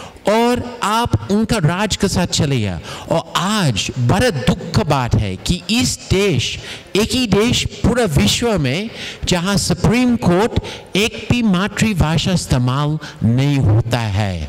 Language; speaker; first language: Hindi; non-native, fluent; Tamil